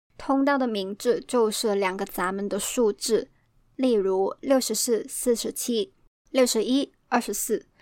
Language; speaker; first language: Chinese; non-native, local second language; Cantonese